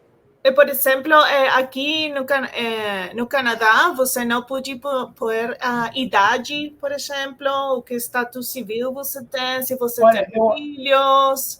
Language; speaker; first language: Portuguese; non-native, fluent; Spanish